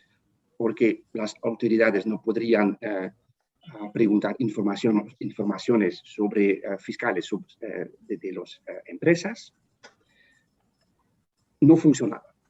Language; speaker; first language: Spanish; non-native, fluent; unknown